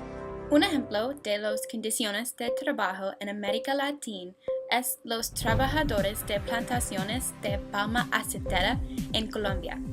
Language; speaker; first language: Spanish; non-native, learner; English